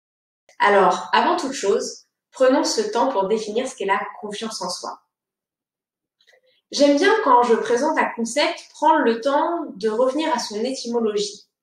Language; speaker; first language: French; native; French